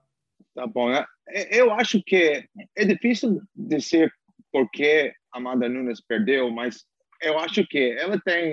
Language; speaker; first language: Portuguese; non-native, learner; English